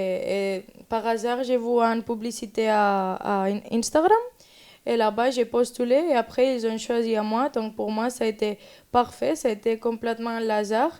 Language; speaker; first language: French; non-native, learner; Spanish